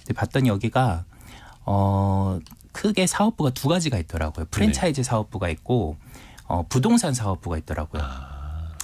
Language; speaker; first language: Korean; native; Korean